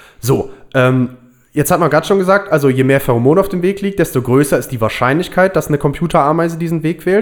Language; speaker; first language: German; native; German